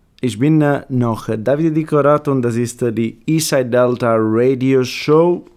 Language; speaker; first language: German; non-native, fluent; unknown